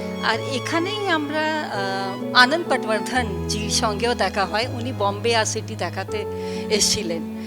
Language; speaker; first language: Bangla; native; Bangla